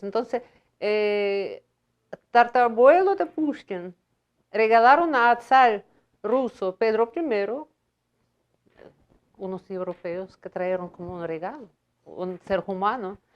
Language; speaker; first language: Spanish; non-native, fluent; Russian